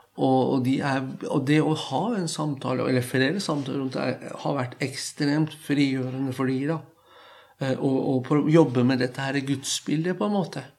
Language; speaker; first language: Norwegian; non-native, fluent; Persian